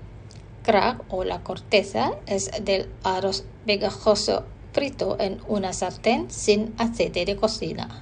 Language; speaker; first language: Spanish; non-native, fluent; Indonesian